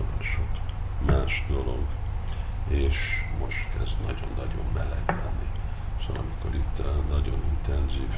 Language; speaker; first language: Hungarian; early bilingual, heritage; Hungarian